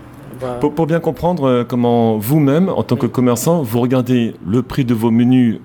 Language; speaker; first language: French; native; French